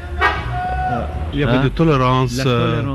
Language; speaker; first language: French; non-native, learner; Arabic